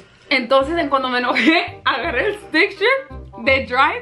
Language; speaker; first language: Spanish; early bilingual, heritage; Spanish